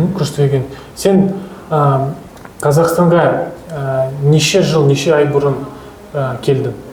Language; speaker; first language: Kazakh; native; Kazakh